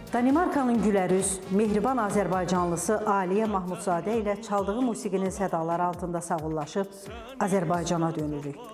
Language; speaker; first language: Azerbaijani; native; Azerbaijani